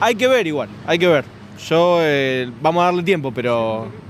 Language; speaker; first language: Spanish; native; Spanish